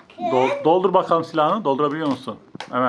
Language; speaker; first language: Turkish; native; Turkish